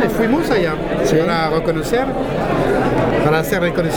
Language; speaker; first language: Spanish; non-native, fluent; French